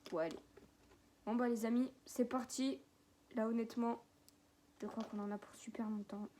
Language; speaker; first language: French; native; French